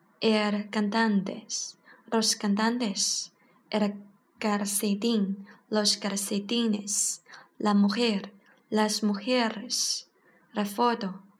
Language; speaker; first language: Spanish; non-native, learner; Chinese